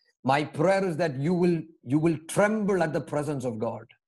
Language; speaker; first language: English; non-native, local second language; Malayalam